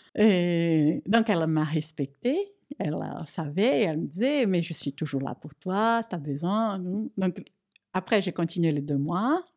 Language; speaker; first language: French; non-native, fluent; Portuguese